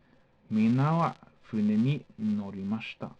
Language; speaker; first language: Japanese; non-native, fluent; English